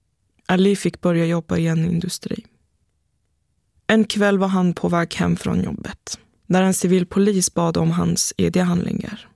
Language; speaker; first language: Swedish; early bilingual, other home language; Persian